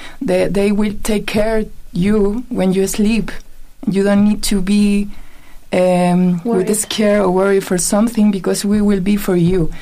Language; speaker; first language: English; non-native, learner; Spanish